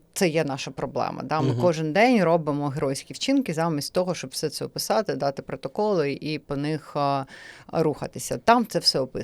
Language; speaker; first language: Ukrainian; native; Ukrainian